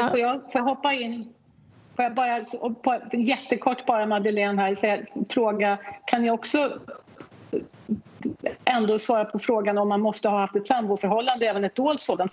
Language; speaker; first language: Swedish; native; Swedish